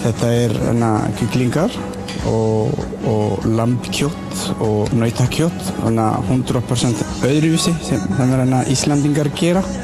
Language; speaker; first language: Icelandic; non-native, learner; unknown